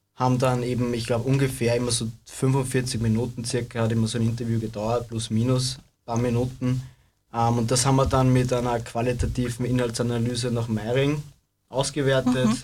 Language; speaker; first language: German; native; German